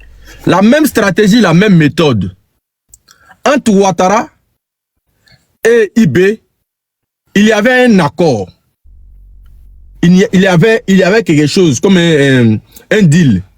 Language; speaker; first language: French; native; French